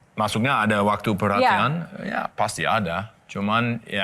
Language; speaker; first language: Indonesian; non-native, learner; English